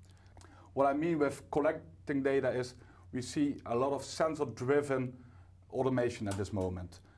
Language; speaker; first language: English; non-native, fluent; Dutch